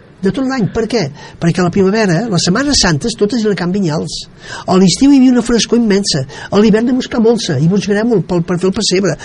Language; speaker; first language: Catalan; native; Catalan